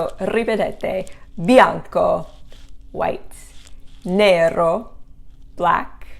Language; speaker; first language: Italian; non-native, fluent; English